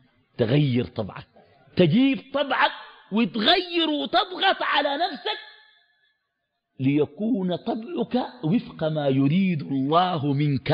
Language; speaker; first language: Arabic; native; Arabic